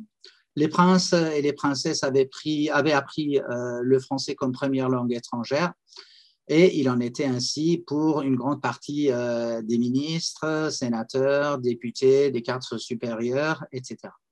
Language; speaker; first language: French; non-native, fluent; Persian